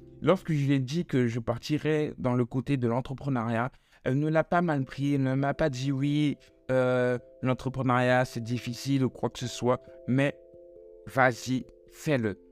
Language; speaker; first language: French; native; French